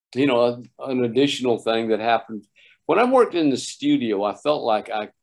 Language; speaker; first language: English; native; English